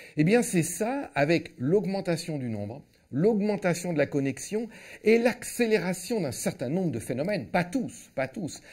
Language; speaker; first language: French; native; French